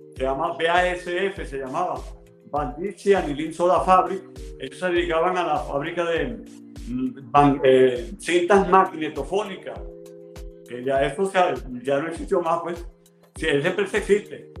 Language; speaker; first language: Spanish; native; Spanish